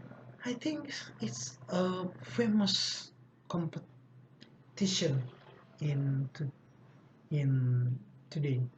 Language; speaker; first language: English; non-native, learner; Indonesian